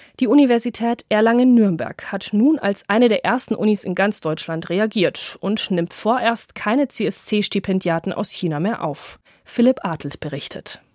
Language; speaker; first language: German; native; German